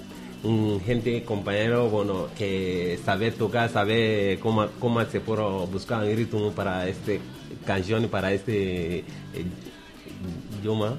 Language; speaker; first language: Spanish; non-native, learner; Bambara